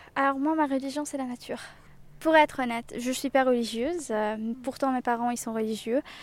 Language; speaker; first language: French; non-native, local second language; Arabic